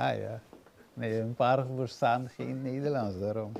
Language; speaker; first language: Dutch; non-native, fluent; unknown